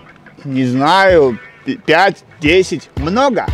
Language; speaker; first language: Russian; native; Russian